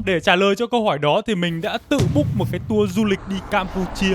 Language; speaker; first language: Vietnamese; native; Vietnamese